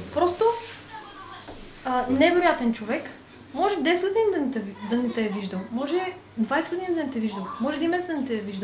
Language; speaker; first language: Bulgarian; native; Bulgarian